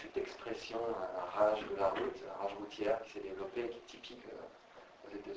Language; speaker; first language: French; native; French